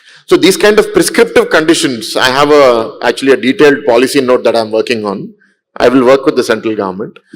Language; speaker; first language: English; non-native, local second language; Telugu